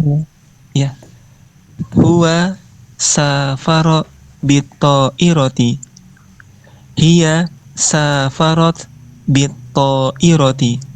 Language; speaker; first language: Arabic; non-native, learner; Indonesian